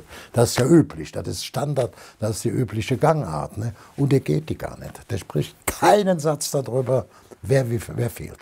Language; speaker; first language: German; native; German